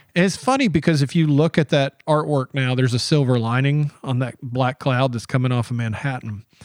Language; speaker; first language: English; native; English